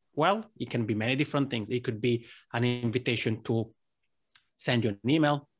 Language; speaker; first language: English; non-native, fluent; Italian